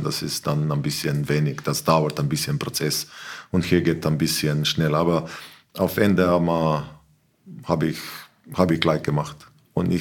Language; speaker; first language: German; non-native, learner; Slovenian